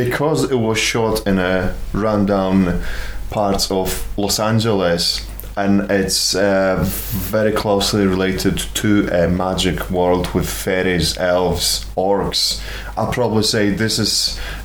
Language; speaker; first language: English; non-native, fluent; Polish